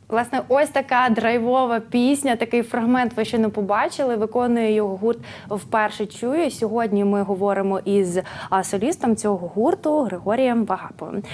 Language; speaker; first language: Ukrainian; native; Ukrainian